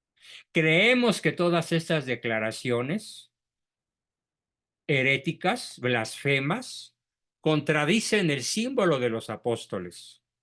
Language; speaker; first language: Spanish; native; Spanish